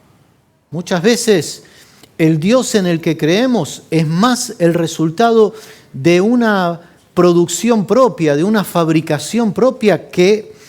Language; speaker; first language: Spanish; native; Spanish